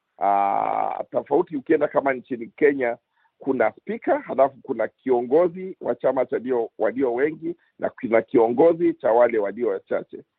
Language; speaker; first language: Swahili; non-native, local second language; Luyia